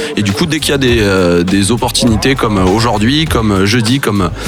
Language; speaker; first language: French; native; French